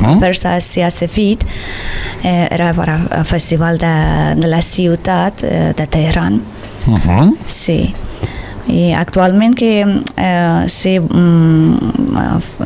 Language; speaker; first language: Catalan; non-native, learner; Persian